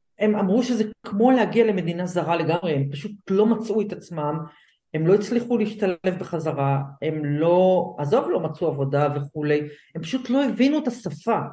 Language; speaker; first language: Hebrew; native; Hebrew